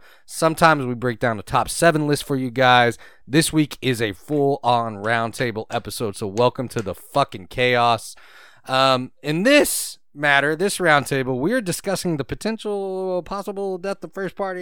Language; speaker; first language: English; native; English